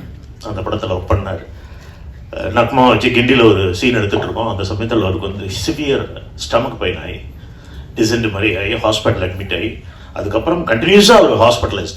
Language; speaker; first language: Tamil; native; Tamil